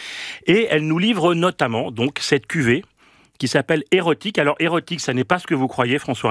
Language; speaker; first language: French; native; French